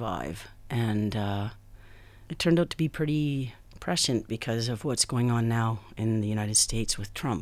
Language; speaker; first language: English; native; English